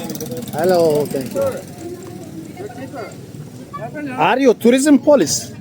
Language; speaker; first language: English; non-native, learner; Turkish